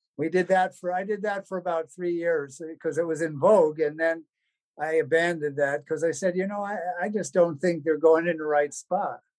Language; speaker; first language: English; native; English